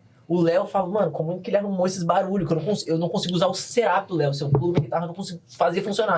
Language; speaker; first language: Portuguese; native; Portuguese